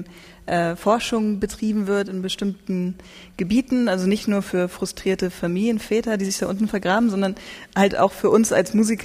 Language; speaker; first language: German; native; German